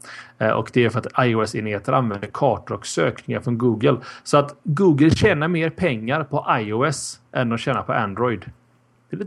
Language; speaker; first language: Swedish; native; Swedish